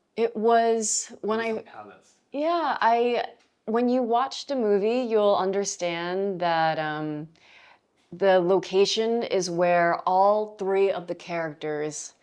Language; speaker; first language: English; native; English